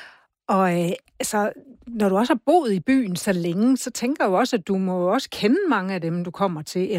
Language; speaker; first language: Danish; native; Danish